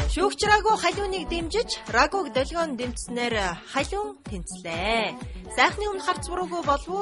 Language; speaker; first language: Mongolian; native; Mongolian